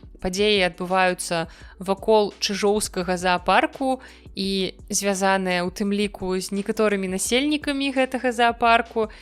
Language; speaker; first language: Belarusian; non-native, local second language; Russian